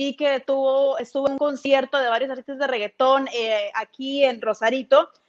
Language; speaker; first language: Spanish; early bilingual, heritage; Spanish